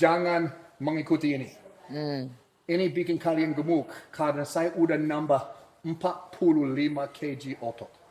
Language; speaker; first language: Indonesian; non-native, fluent; English